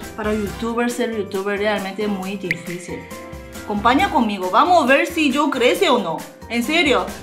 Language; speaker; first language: Spanish; non-native, learner; Korean